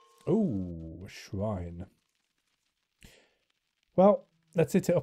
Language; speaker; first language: English; native; English